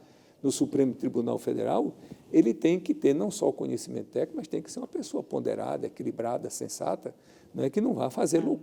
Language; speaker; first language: Portuguese; native; Portuguese